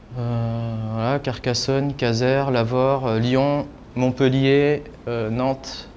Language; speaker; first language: French; native; French